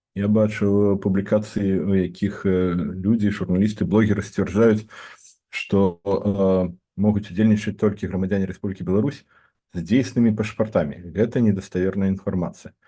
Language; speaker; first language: Belarusian; non-native, local second language; Russian